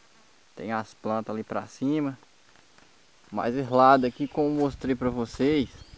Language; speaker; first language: Portuguese; native; Portuguese